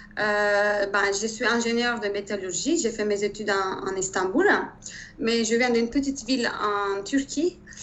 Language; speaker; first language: French; non-native, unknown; Turkish